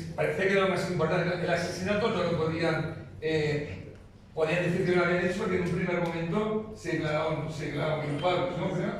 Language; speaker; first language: Spanish; native; Spanish